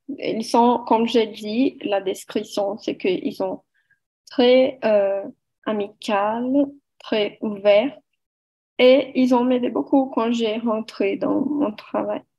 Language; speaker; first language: French; non-native, learner; Portuguese